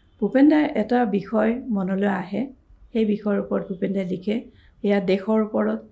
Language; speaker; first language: Assamese; native; Assamese